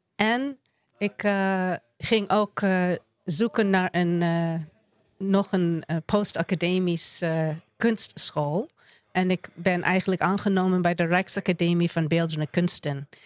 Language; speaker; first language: Dutch; non-native, fluent; English